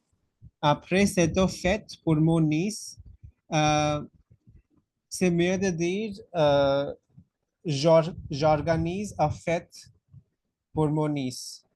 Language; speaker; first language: French; non-native, fluent; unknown